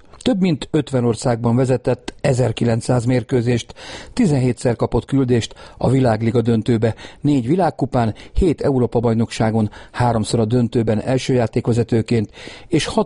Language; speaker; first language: Hungarian; native; Hungarian